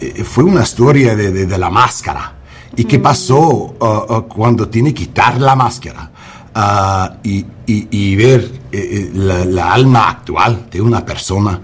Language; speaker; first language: Spanish; non-native, learner; English